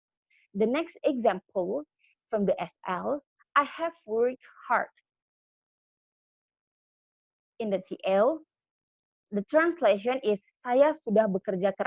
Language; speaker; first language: English; non-native, learner; Indonesian